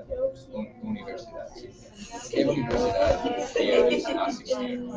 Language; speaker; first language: Spanish; non-native, learner; English